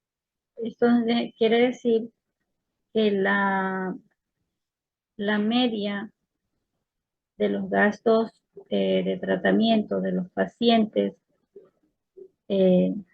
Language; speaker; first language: Spanish; native; Spanish